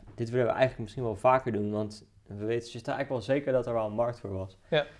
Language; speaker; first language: Dutch; native; Dutch